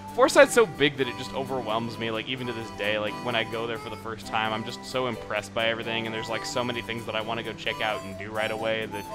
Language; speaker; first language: English; native; English